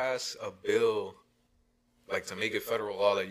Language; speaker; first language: English; early bilingual, other home language; Spanish